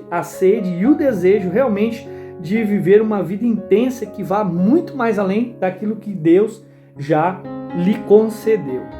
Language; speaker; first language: Portuguese; native; Portuguese